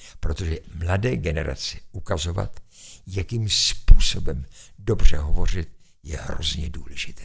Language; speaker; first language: Czech; native; Czech